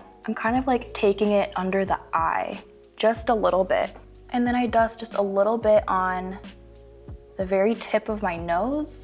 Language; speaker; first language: English; native; English